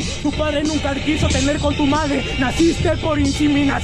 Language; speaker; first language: Spanish; native; Spanish